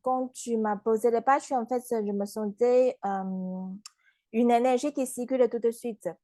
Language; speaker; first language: French; non-native, fluent; Chinese